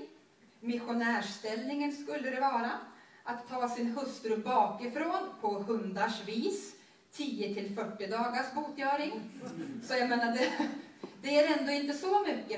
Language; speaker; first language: Swedish; native; Swedish